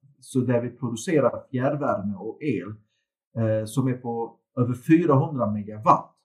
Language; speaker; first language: Swedish; early bilingual, other home language; Turkish